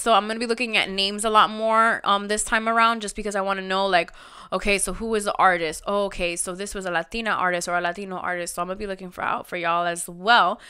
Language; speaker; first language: English; early bilingual, other home language; Spanish